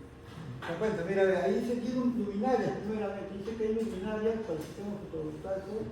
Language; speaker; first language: Spanish; native; Spanish